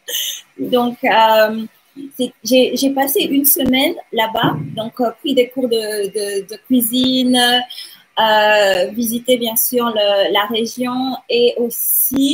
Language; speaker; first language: French; non-native, local second language; Lingala